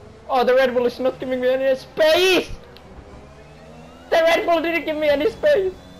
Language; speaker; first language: English; non-native, fluent; Finnish